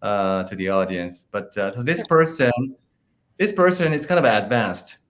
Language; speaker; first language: English; non-native, fluent; Japanese